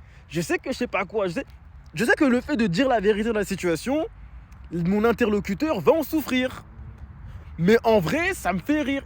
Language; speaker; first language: French; native; French